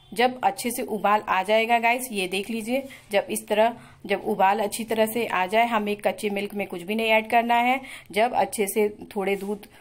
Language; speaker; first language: Hindi; native; Hindi